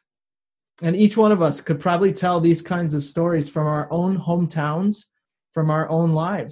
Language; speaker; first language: English; native; English